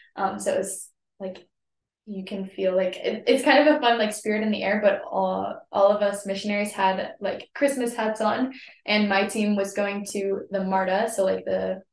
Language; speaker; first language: English; native; English